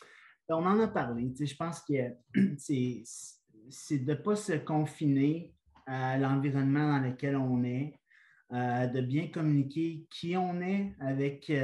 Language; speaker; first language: French; native; French